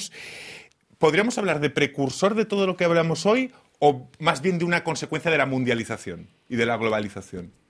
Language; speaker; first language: Spanish; native; Spanish